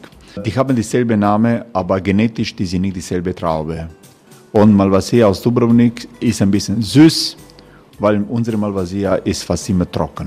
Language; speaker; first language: German; non-native, learner; Croatian